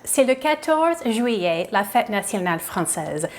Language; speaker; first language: French; non-native, fluent; English